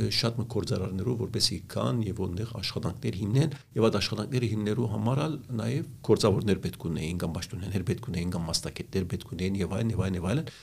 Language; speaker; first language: Armenian; early bilingual, heritage; Armenian